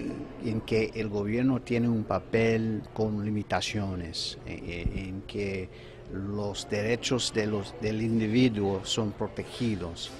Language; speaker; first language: Spanish; non-native, fluent; English